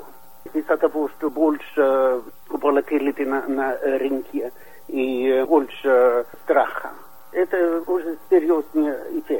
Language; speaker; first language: Russian; non-native, fluent; Swedish